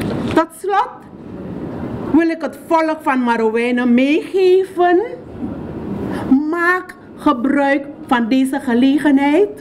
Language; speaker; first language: Dutch; non-native, local second language; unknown